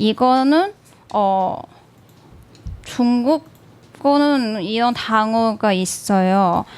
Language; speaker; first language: Korean; non-native, learner; Cantonese